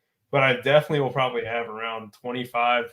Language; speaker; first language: English; native; English